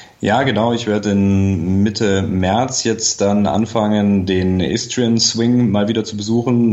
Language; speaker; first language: German; native; German